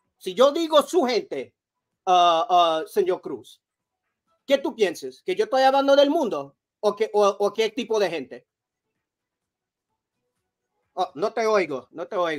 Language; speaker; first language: Spanish; early bilingual, heritage; Spanish